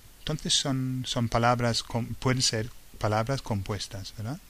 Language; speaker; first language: Spanish; non-native, fluent; English